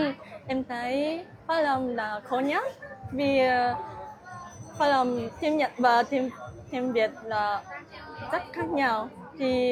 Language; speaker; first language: Vietnamese; non-native, learner; Japanese